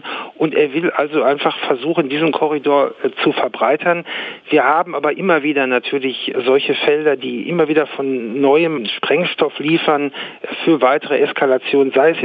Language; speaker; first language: German; native; German